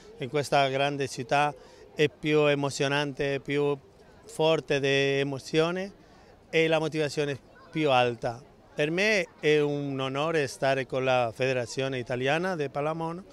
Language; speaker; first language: Italian; non-native, learner; Spanish